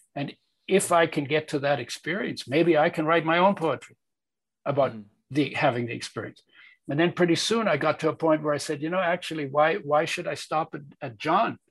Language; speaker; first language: English; early bilingual, other home language; Polish